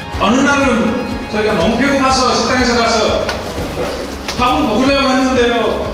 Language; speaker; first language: Korean; non-native, learner; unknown